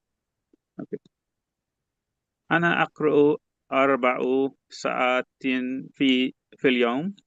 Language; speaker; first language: Arabic; non-native, learner; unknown